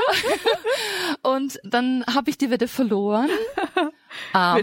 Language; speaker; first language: German; native; German